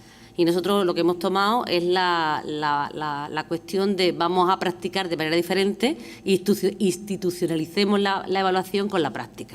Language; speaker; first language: Spanish; native; Spanish